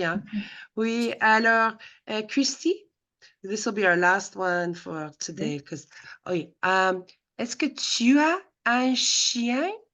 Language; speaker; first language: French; non-native, fluent; English